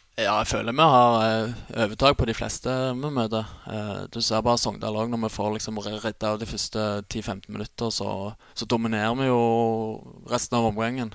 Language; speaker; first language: Norwegian; native; Norwegian